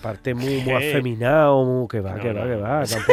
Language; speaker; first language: Spanish; native; Spanish